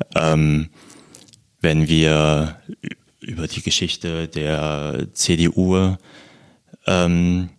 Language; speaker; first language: German; native; German